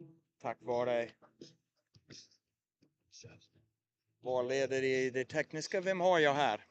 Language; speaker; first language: Swedish; native; Swedish